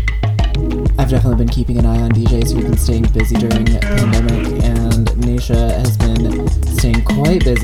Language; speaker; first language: English; native; English